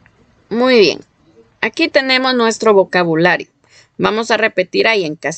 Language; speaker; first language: Spanish; native; Spanish